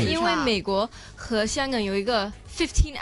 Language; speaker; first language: Chinese; non-native, local second language; Cantonese